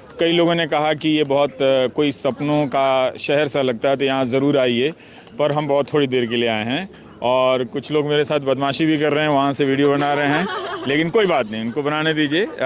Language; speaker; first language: Hindi; native; Hindi